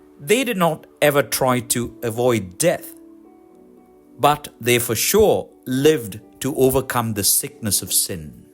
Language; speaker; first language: English; non-native, local second language; Malayalam